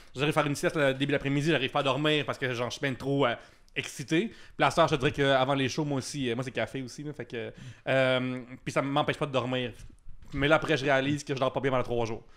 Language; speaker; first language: French; native; French